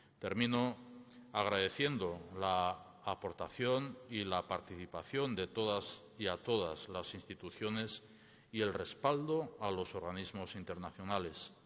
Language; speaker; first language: Spanish; native; Spanish